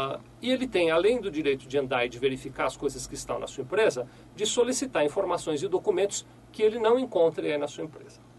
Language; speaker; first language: Portuguese; native; Portuguese